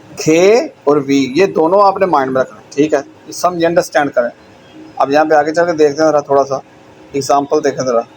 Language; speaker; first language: Urdu; non-native, local second language; Punjabi